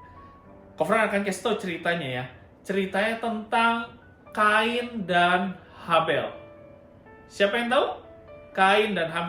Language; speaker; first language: Indonesian; native; Indonesian